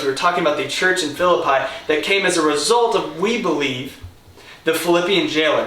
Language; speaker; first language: English; native; English